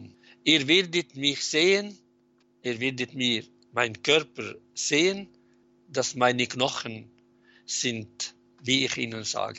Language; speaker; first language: German; non-native, fluent; Arabic